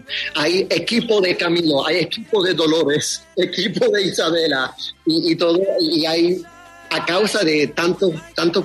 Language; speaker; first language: Spanish; early bilingual, heritage; Spanish